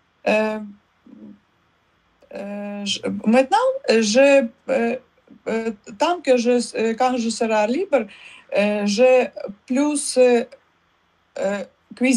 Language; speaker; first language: French; non-native, learner; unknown